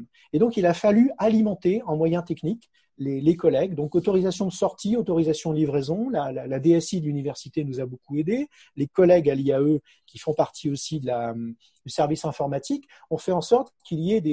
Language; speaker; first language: French; native; French